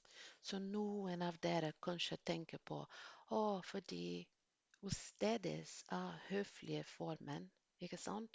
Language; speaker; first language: Norwegian; non-native, fluent; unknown